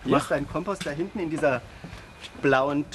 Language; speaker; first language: German; native; German